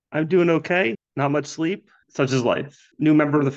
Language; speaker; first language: English; native; English